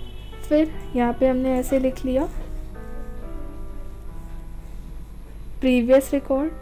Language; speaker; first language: Hindi; native; Hindi